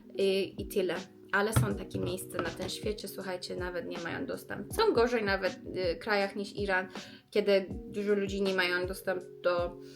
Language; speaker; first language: Polish; non-native, learner; Persian